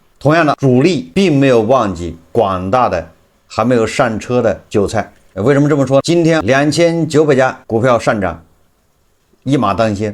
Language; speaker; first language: Chinese; native; Chinese